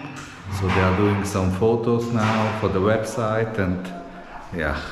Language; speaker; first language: English; non-native, fluent; Italian